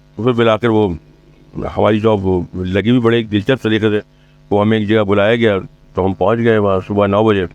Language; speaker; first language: Urdu; native; Urdu